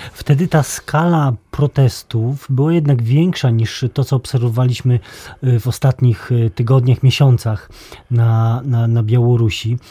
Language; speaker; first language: Polish; native; Polish